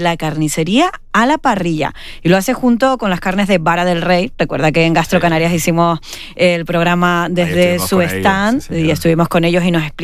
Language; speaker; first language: Spanish; native; Spanish